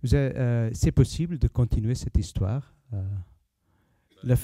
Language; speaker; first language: French; non-native, learner; Portuguese